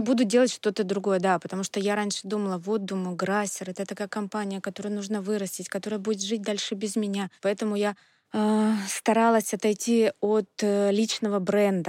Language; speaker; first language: Russian; native; Russian